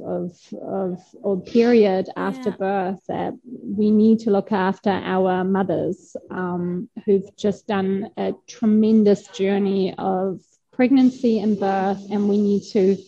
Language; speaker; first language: English; non-native, fluent; German